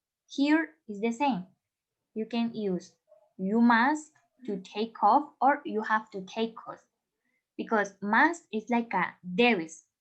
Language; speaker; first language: English; non-native, learner; Spanish